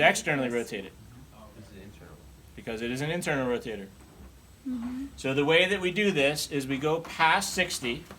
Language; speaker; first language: English; native; English